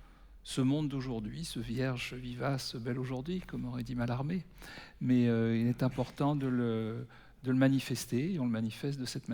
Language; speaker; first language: French; native; French